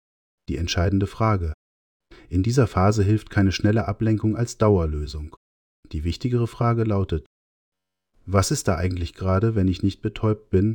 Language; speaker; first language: German; native; German